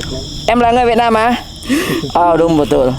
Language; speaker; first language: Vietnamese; non-native, learner; Indonesian